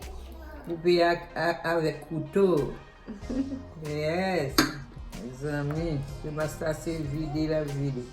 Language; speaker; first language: French; non-native, learner; Haitian Creole